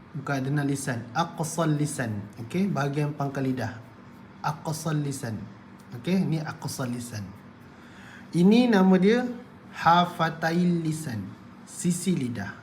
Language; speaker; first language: Malay; native; Malay